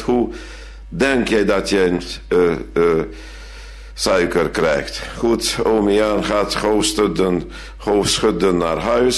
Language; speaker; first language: Dutch; non-native, fluent; Hungarian